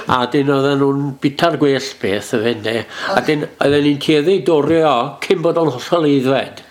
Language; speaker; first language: Welsh; native; Welsh